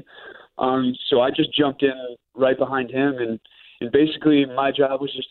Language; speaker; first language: English; native; English